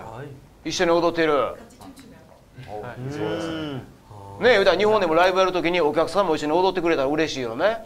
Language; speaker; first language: Japanese; native; Japanese